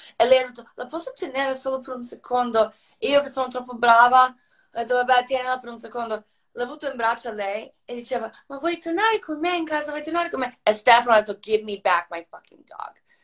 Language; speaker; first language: Italian; non-native, fluent; Croatian